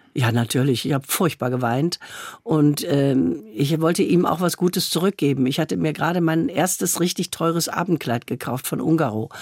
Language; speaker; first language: German; native; German